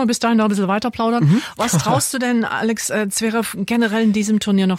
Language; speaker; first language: German; native; German